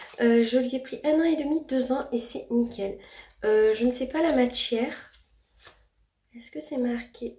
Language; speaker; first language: French; native; French